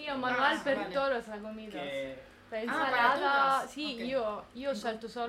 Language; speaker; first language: Spanish; non-native, learner; Italian